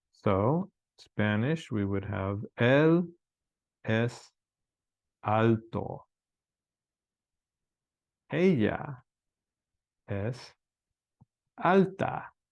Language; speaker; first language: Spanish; non-native, fluent; English